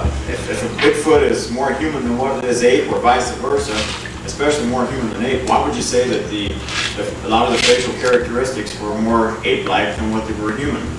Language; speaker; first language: English; native; English